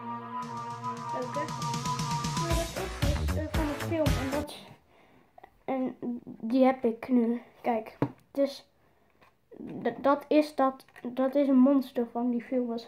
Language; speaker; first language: Dutch; native; Dutch